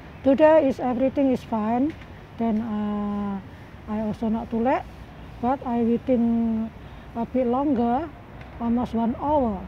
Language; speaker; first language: English; non-native, learner; Indonesian